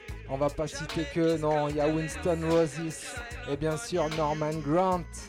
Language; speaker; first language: French; native; French